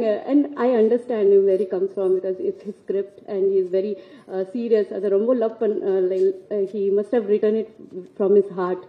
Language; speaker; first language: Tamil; non-native, learner; Marathi